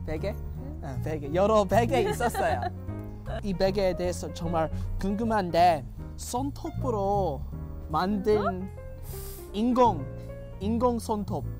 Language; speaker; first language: Korean; non-native, learner; English